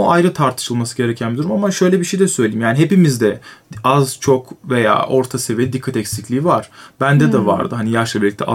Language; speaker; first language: Turkish; native; Turkish